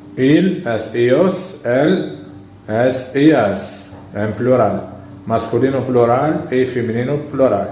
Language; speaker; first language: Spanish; non-native, fluent; Arabic